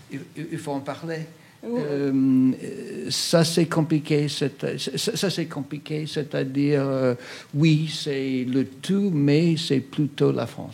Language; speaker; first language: French; non-native, fluent; English